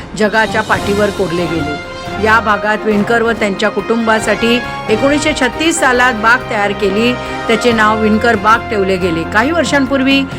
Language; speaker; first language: Marathi; native; Marathi